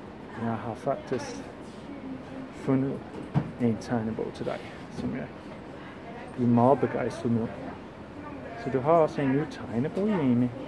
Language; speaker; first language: Danish; non-native, fluent; English